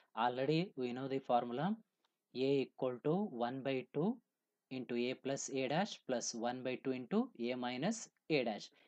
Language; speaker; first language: English; non-native, local second language; Kannada